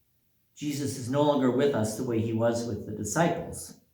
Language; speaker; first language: English; native; English